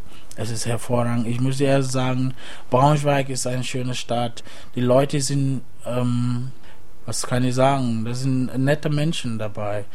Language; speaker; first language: German; non-native, fluent; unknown